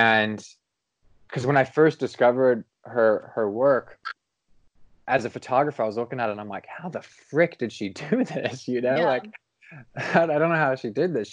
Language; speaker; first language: English; native; English